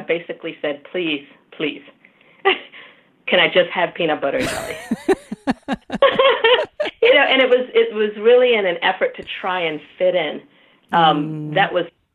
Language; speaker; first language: English; native; English